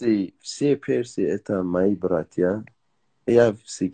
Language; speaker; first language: Russian; non-native, learner; Persian